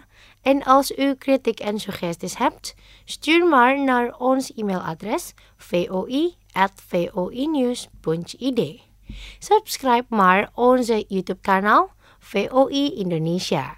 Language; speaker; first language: Dutch; non-native, fluent; Indonesian